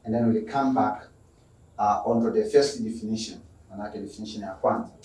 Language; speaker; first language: English; non-native, local second language; Swahili